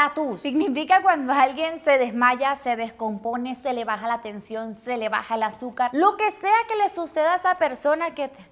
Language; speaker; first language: Spanish; native; Spanish